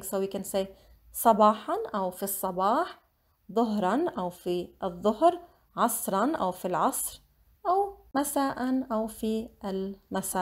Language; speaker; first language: Arabic; non-native, fluent; English